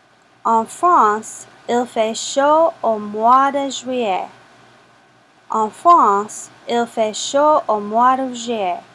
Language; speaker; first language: French; non-native, fluent; English